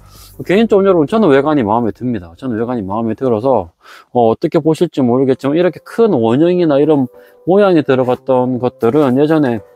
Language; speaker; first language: Korean; native; Korean